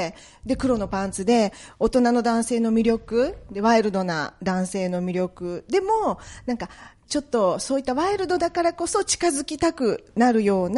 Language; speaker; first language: Japanese; native; Japanese